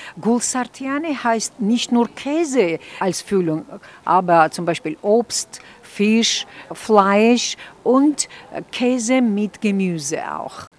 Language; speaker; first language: German; non-native, fluent; Georgian